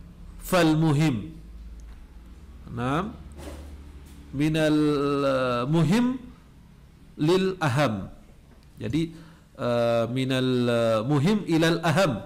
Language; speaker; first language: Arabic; non-native, fluent; Indonesian